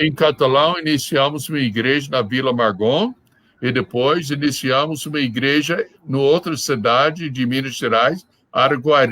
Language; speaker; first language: Portuguese; non-native, fluent; English